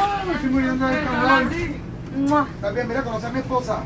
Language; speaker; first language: Spanish; native; Spanish